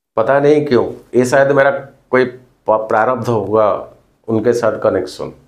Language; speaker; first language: Hindi; non-native, local second language; Odia